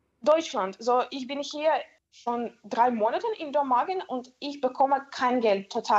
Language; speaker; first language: German; non-native, learner; Ukrainian